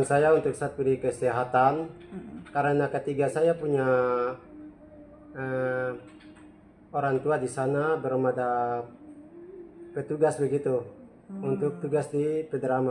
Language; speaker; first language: Indonesian; native; Indonesian